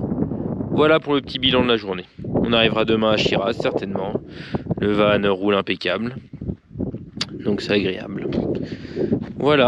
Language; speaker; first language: French; native; French